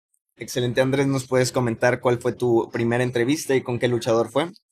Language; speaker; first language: Spanish; native; Spanish